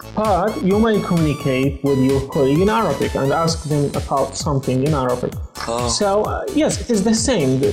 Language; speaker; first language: English; non-native, fluent; Arabic